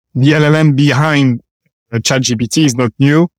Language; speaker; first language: English; non-native, fluent; French